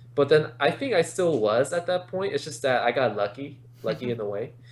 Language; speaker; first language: English; native; English